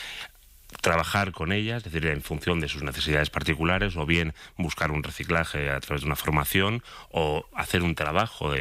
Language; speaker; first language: Spanish; native; Spanish